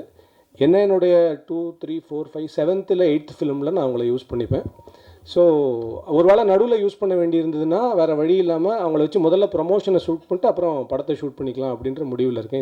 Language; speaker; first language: Tamil; native; Tamil